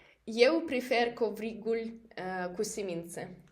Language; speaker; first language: Romanian; non-native, learner; Russian